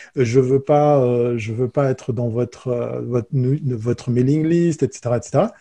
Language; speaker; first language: French; native; French